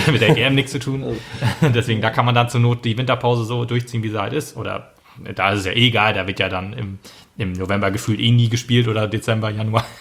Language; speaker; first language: German; native; German